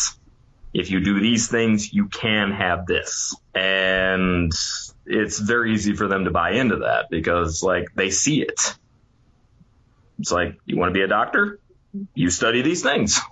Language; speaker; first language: English; native; English